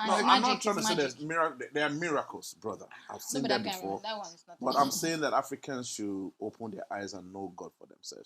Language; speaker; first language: English; non-native, local second language; Yoruba